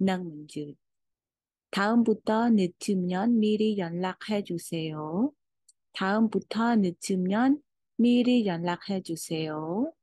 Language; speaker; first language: Korean; non-native, fluent; Khmer